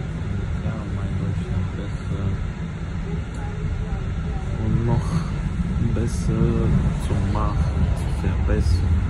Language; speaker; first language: German; non-native, learner; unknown